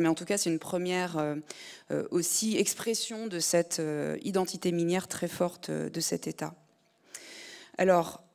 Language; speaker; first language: French; native; French